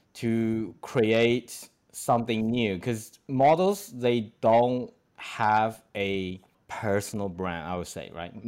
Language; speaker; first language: English; non-native, fluent; Chinese